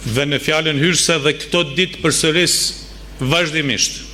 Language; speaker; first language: Albanian; native; Albanian